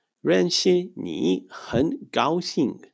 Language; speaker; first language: Chinese; non-native, fluent; Hebrew